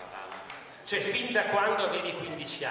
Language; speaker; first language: Italian; native; Italian